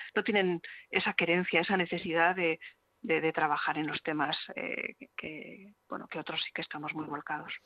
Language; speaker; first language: Spanish; native; Spanish